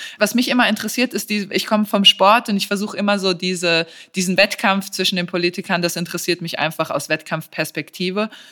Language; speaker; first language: German; early bilingual, other home language; Serbian